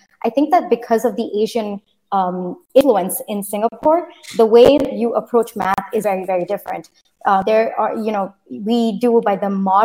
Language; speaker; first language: English; early bilingual, other home language; Kannada